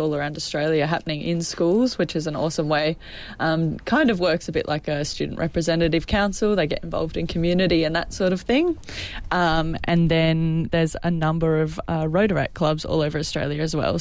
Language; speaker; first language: English; native; English